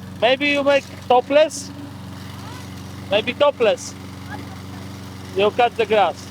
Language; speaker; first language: English; non-native, learner; Polish